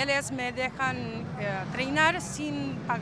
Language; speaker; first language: Portuguese; non-native, learner; Spanish